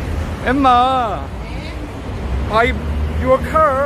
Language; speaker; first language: English; non-native, learner; Korean